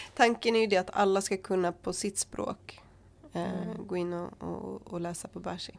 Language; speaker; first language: Swedish; early bilingual, other home language; Kurdish